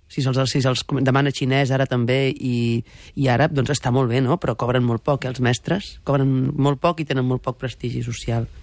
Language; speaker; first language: Catalan; native; Catalan